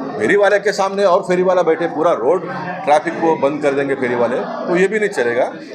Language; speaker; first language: Hindi; non-native, local second language; Tulu